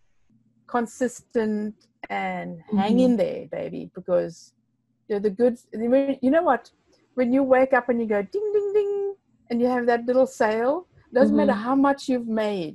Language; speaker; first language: English; non-native, local second language; Afrikaans